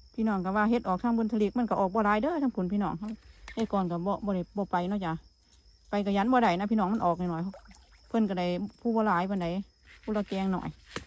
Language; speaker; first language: Thai; native; Thai